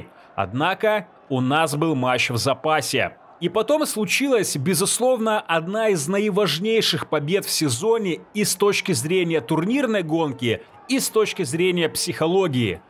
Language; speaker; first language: Russian; native; Russian